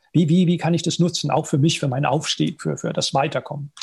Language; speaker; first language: German; native; German